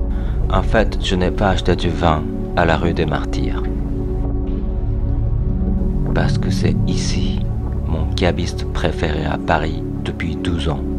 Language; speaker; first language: French; non-native, fluent; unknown